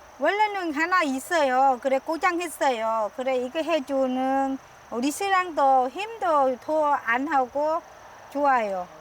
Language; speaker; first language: Korean; non-native, learner; Vietnamese